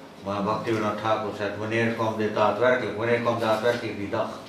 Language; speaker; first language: Dutch; native; Dutch